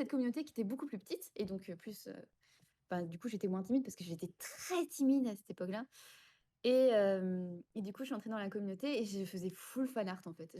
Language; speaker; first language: French; native; French